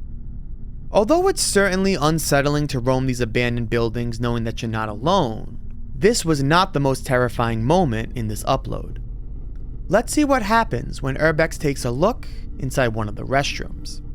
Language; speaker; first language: English; native; English